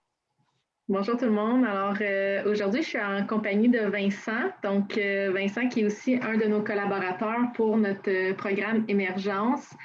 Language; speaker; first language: French; native; French